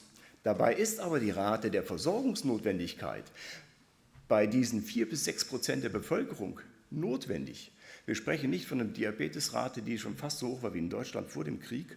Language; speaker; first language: German; native; German